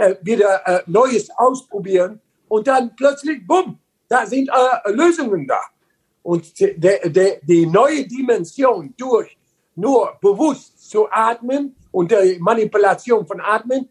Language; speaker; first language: German; non-native, learner; Dutch